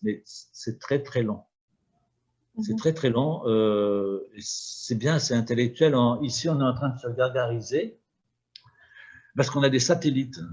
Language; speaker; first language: French; native; French